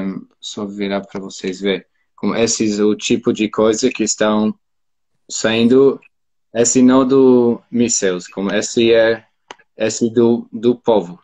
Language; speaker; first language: Portuguese; non-native, fluent; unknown